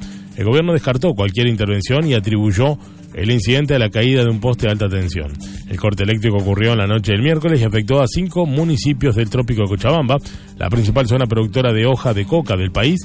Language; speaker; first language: Spanish; native; Spanish